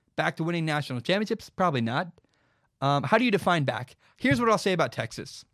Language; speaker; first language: English; native; English